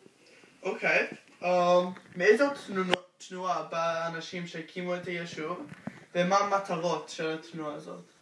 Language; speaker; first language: Hebrew; non-native, learner; English